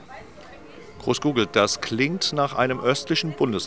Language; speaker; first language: German; native; German